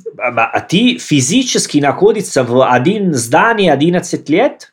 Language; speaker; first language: Russian; non-native, learner; Italian